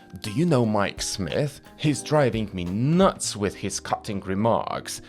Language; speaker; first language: English; non-native, fluent; Polish